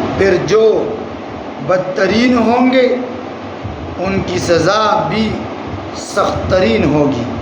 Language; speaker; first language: Urdu; non-native, local second language; Pashto